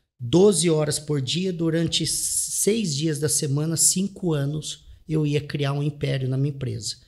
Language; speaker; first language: Portuguese; native; Portuguese